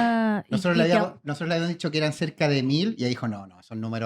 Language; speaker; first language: Spanish; native; Spanish